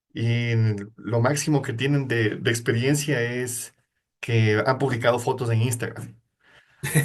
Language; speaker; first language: Spanish; native; Spanish